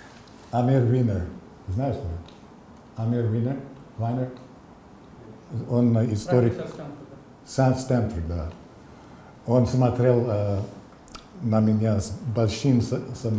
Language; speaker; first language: Russian; non-native, fluent; English